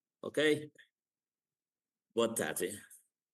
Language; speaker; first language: Portuguese; non-native, learner; Spanish